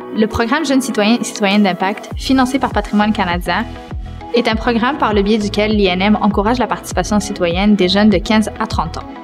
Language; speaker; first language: French; native; French